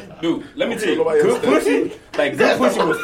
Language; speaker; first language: English; early bilingual, other home language; Igbo